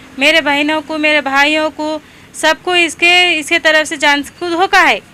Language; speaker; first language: Hindi; native; Hindi